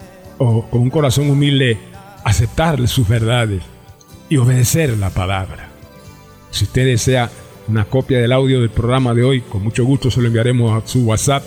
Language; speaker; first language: Spanish; native; Spanish